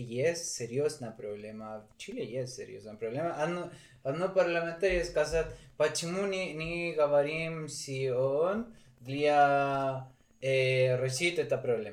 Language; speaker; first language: Russian; non-native, learner; Spanish